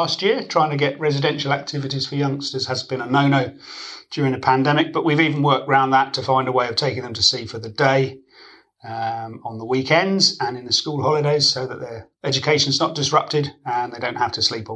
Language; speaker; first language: English; native; English